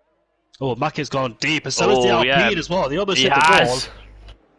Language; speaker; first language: English; native; English